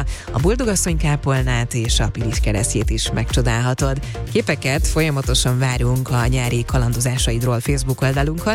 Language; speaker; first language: Hungarian; native; Hungarian